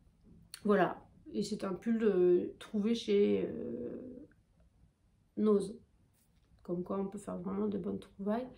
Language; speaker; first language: French; native; French